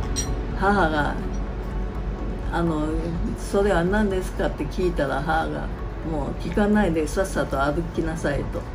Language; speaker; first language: Japanese; non-native, local second language; Chinese